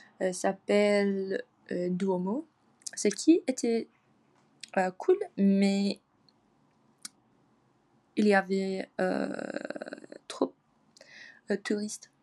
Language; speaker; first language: French; non-native, learner; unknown